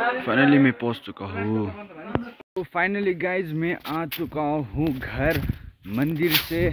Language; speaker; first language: Hindi; non-native, local second language; Nepali